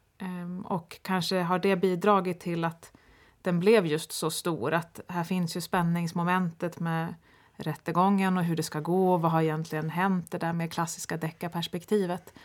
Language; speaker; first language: Swedish; native; Swedish